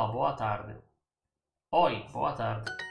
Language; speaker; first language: Portuguese; non-native, learner; Italian